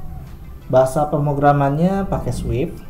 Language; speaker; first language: Indonesian; native; Indonesian